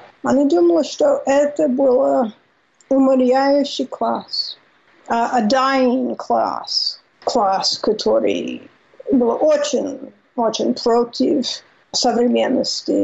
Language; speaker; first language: Russian; non-native, fluent; English